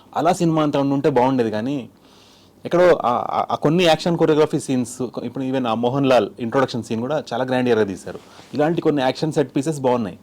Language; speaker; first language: Telugu; native; Telugu